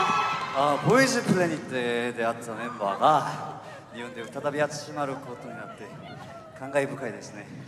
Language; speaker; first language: Japanese; non-native, learner; Korean